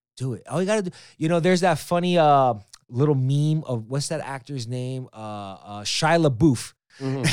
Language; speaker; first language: English; native; English